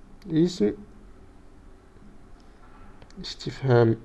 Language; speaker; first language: Arabic; non-native, fluent; French